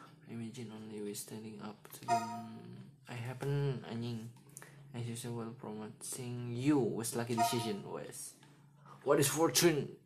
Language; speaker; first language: English; non-native, learner; Indonesian